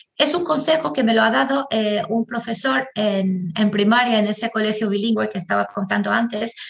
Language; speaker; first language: Spanish; non-native, fluent; Albanian